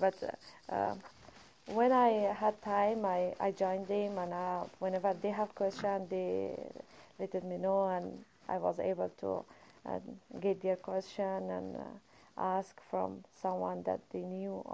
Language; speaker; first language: English; non-native, fluent; Persian